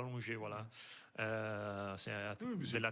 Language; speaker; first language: French; non-native, fluent; Italian